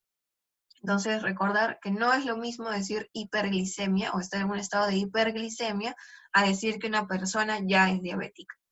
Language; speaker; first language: Spanish; native; Spanish